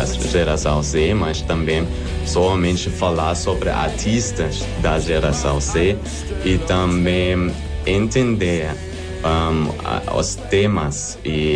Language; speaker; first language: Portuguese; non-native, learner; German